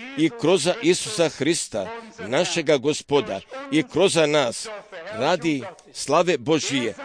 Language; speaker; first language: Croatian; early bilingual, heritage; Serbian